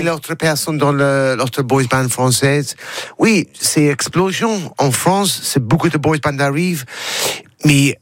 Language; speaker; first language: French; non-native, learner; English